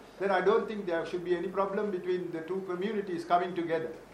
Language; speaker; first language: English; non-native, local second language; Tamil